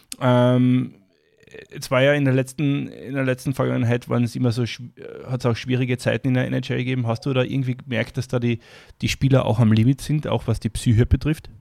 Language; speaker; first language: German; native; German